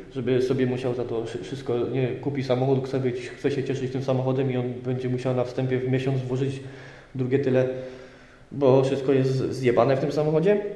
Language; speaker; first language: Polish; native; Polish